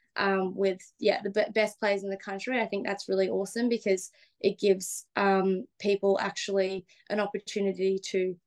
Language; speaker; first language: English; native; English